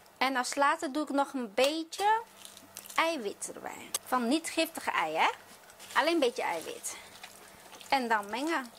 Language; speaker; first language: Dutch; non-native, fluent; Chinese